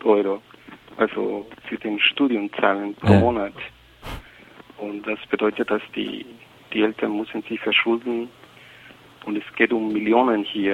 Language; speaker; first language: German; non-native, fluent; Spanish